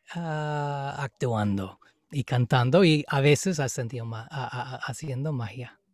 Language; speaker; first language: Spanish; non-native, fluent; English